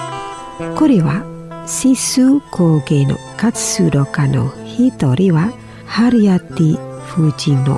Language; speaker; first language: Japanese; non-native, fluent; Indonesian